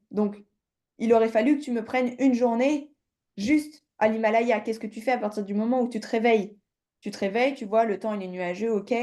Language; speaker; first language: French; native; French